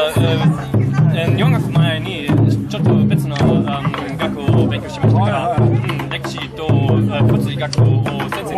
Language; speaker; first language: Japanese; non-native, learner; German